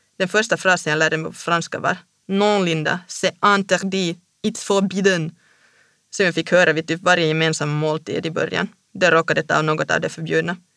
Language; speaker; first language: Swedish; native; Swedish